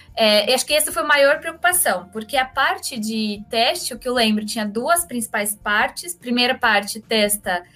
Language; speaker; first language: Portuguese; non-native, fluent; Russian